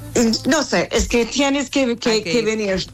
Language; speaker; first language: Spanish; non-native, learner; English